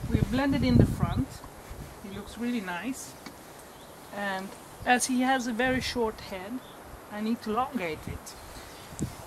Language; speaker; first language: English; non-native, fluent; Swedish